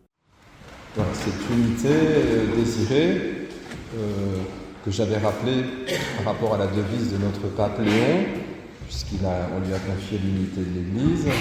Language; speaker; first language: French; native; French